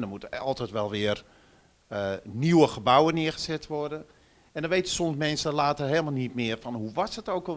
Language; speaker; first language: Dutch; native; Dutch